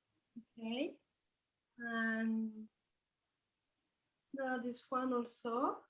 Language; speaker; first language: English; non-native, learner; French